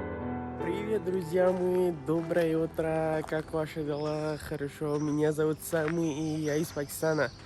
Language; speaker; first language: Russian; non-native, learner; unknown